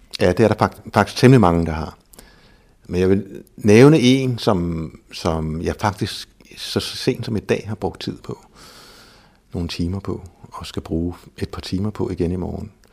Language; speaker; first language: Danish; native; Danish